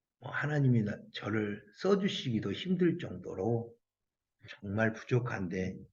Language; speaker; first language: Korean; native; Korean